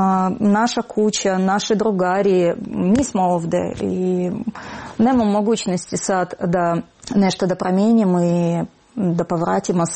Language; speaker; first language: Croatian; non-native, learner; Russian